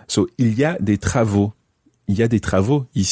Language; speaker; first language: French; non-native, fluent; English